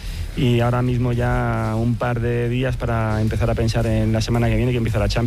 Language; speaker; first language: Spanish; native; Spanish